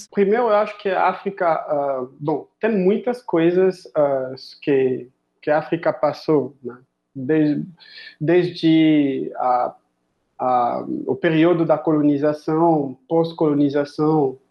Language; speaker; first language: Portuguese; non-native, fluent; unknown